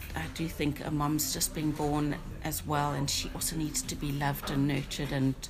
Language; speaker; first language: English; native; English